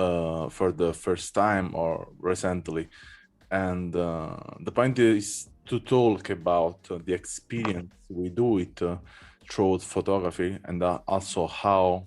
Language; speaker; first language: English; non-native, fluent; Italian